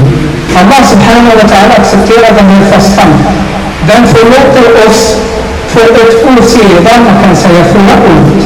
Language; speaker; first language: Swedish; non-native, fluent; Somali